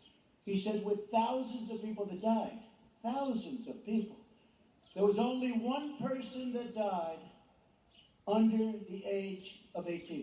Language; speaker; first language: English; native; English